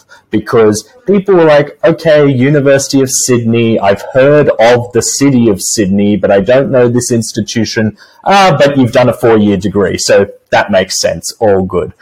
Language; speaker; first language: English; native; English